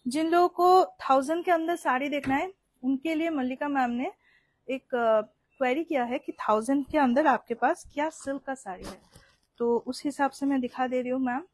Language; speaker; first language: Hindi; non-native, local second language; Bangla